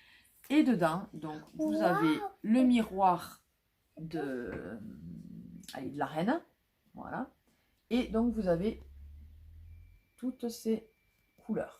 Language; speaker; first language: French; native; French